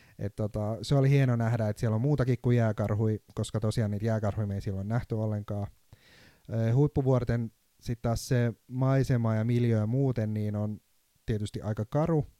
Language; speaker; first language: Finnish; non-native, fluent; Turkish